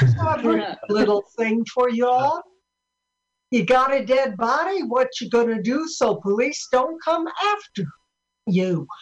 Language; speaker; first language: English; native; English